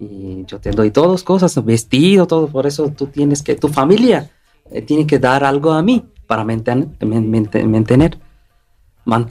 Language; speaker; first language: Spanish; non-native, learner; Bangla